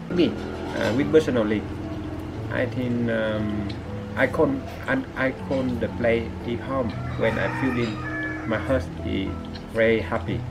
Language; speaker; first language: English; non-native, learner; Vietnamese